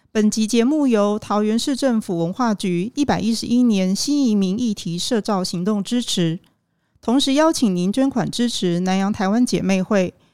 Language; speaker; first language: Chinese; non-native, fluent; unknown